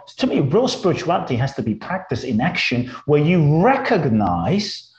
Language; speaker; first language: English; native; English